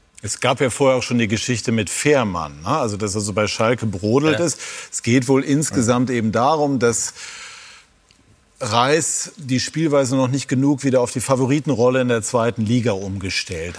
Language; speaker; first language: German; native; German